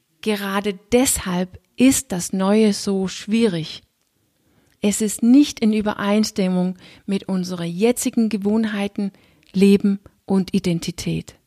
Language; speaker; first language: German; non-native, fluent; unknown